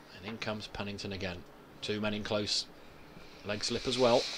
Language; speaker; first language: English; native; English